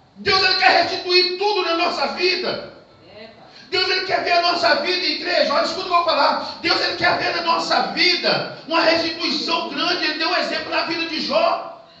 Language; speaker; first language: Portuguese; native; Portuguese